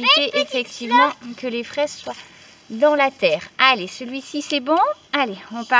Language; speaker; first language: French; native; French